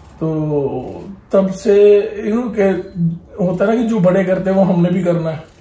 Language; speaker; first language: Hindi; non-native, local second language; Punjabi